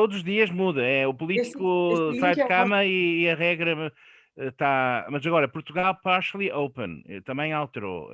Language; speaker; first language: Portuguese; non-native, fluent; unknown